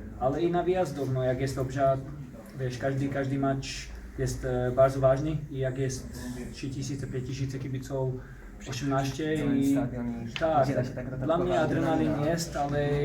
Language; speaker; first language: Polish; non-native, learner; Slovak